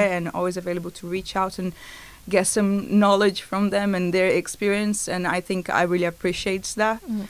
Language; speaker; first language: English; non-native, fluent; Portuguese